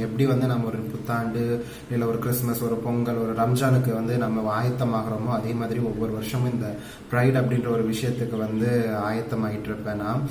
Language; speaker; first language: Tamil; native; Tamil